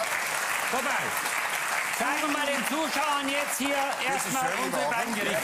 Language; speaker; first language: German; native; German